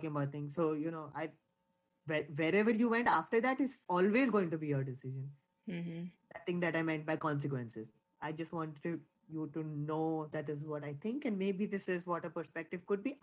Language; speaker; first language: English; non-native, local second language; Hindi